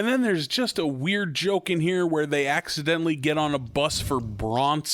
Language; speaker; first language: English; native; English